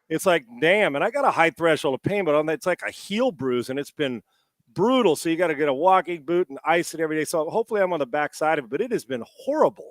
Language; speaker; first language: English; native; English